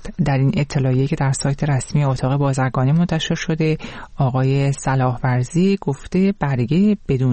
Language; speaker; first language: Persian; native; Persian